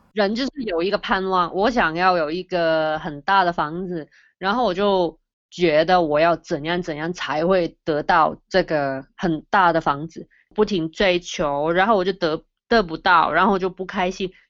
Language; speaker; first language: Chinese; non-native, fluent; Cantonese